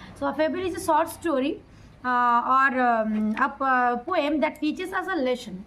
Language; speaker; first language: English; non-native, local second language; Bangla